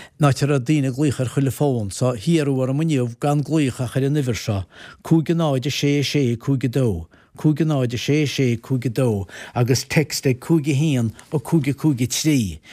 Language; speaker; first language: Irish; native; Irish